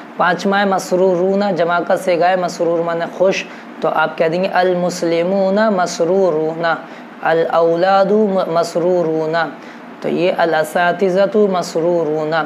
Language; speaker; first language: Urdu; native; Urdu